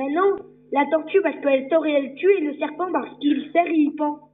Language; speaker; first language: French; native; French